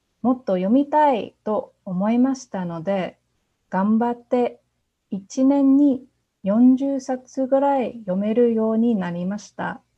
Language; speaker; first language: Japanese; non-native, fluent; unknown